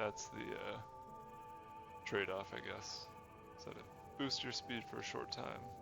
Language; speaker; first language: English; native; English